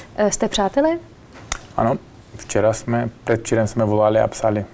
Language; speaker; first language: Czech; non-native, fluent; Uzbek